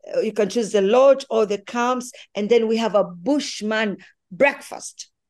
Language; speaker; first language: English; non-native, local second language; Swahili